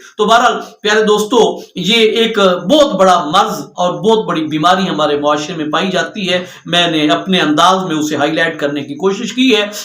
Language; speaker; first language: Urdu; non-native, local second language; Punjabi